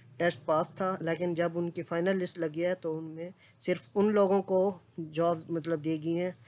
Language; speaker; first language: Urdu; non-native, local second language; Punjabi